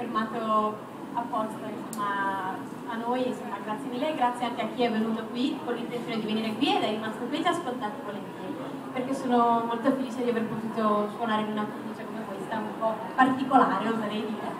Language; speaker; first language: Italian; native; Italian